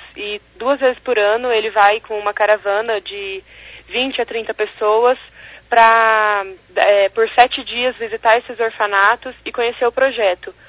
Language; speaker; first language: Portuguese; native; Portuguese